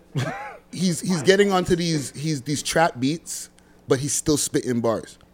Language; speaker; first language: English; native; English